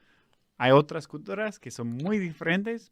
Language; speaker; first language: Spanish; non-native, fluent; English